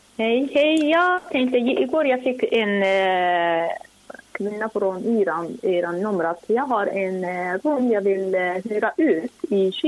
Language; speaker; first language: Swedish; non-native, learner; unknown